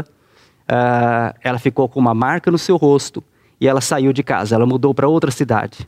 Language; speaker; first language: Portuguese; native; Portuguese